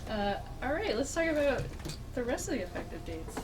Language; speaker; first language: English; native; English